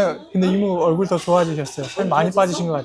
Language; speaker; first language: Korean; early bilingual, heritage; Korean